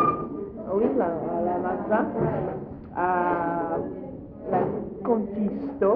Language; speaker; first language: French; non-native, learner; English